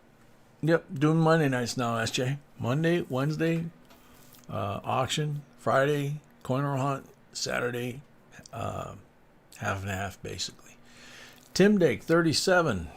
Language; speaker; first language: English; native; English